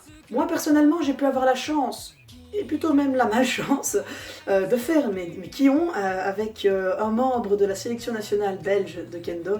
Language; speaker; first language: French; native; French